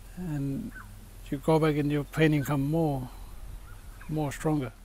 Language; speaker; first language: English; native; English